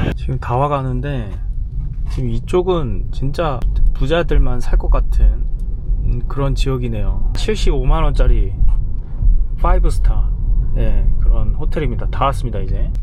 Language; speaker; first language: Korean; native; Korean